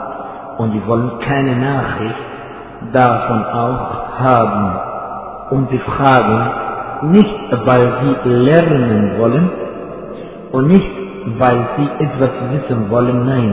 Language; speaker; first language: German; non-native, fluent; Arabic